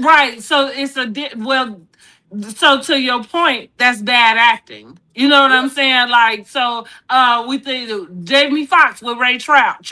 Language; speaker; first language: English; native; English